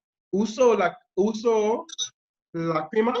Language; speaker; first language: Spanish; non-native, learner; English